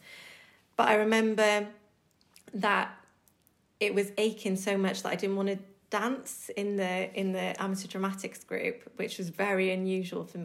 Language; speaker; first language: English; native; English